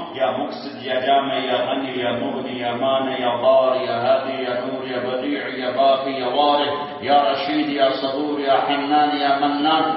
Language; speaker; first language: Urdu; native; Urdu